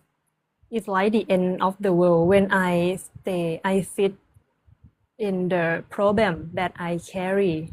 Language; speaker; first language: English; non-native, learner; Thai